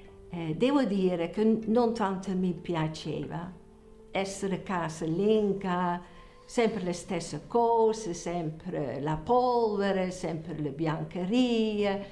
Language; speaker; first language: Italian; non-native, fluent; Dutch